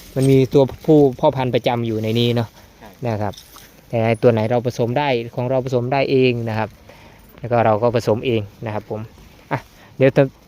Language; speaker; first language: Thai; native; Thai